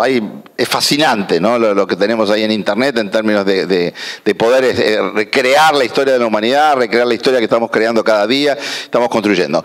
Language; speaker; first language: Spanish; native; Spanish